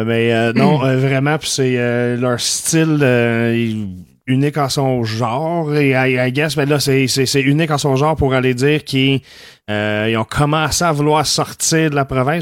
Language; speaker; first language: French; native; French